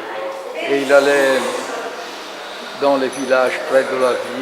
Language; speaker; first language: French; non-native, fluent; Italian